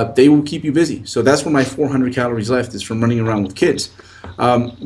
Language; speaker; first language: English; native; English